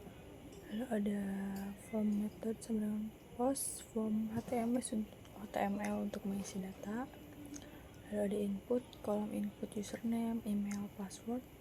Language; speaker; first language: Indonesian; native; Indonesian